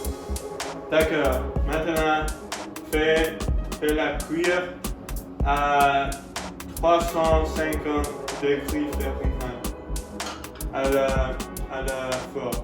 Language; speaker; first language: French; non-native, learner; English